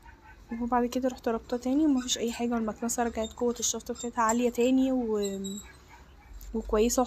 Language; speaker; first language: Arabic; native; Arabic